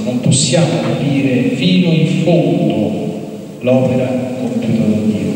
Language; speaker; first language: Italian; native; Italian